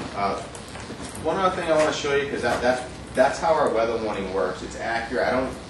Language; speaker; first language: English; native; English